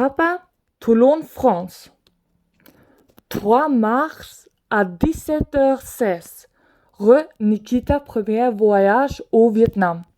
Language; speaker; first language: French; non-native, learner; Swedish